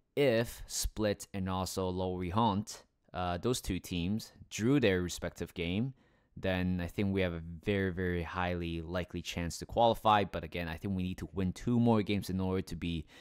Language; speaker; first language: English; native; English